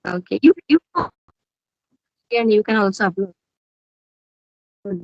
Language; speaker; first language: English; non-native, learner; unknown